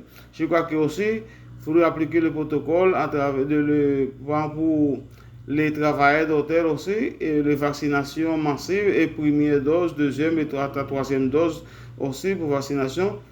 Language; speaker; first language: French; non-native, learner; Spanish